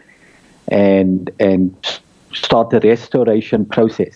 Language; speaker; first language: English; native; English